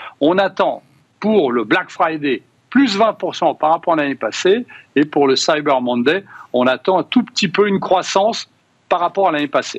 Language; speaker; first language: French; native; French